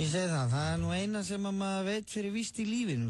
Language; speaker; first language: Icelandic; native; Icelandic